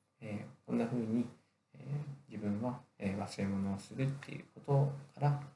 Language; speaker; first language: Japanese; native; Japanese